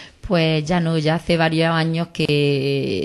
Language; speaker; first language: Spanish; native; Spanish